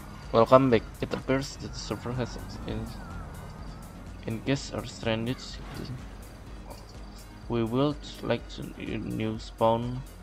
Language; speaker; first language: English; non-native, learner; Indonesian